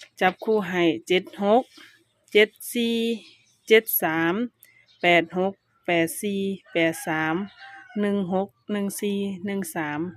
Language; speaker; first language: Thai; native; Thai